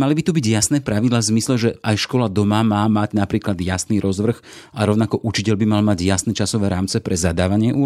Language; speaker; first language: Slovak; native; Slovak